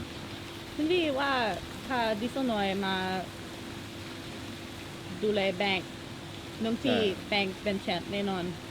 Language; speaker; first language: Thai; non-native, learner; English